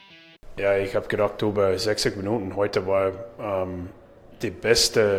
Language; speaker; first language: German; non-native, learner; English